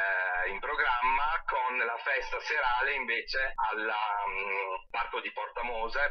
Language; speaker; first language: Italian; native; Italian